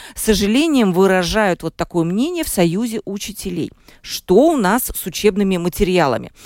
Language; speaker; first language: Russian; native; Russian